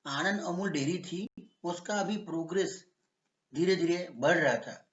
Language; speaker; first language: Hindi; non-native, local second language; Gujarati